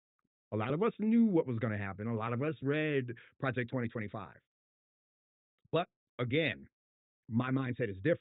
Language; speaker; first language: English; native; English